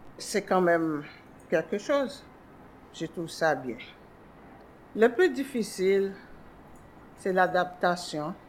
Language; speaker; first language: French; non-native, local second language; Haitian Creole